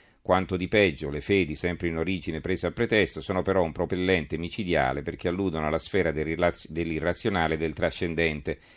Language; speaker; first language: Italian; native; Italian